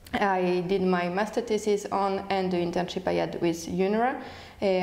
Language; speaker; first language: English; non-native, fluent; French